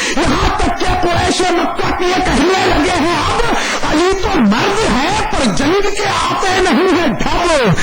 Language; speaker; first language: Urdu; native; Urdu